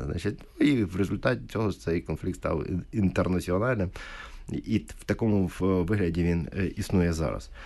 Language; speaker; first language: Ukrainian; native; Ukrainian